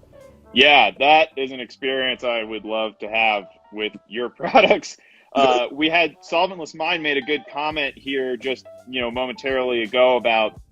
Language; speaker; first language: English; native; English